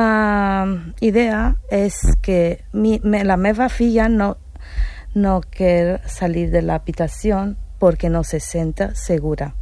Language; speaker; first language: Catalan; non-native, learner; Spanish